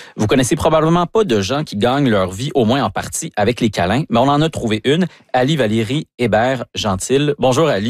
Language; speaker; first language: French; native; French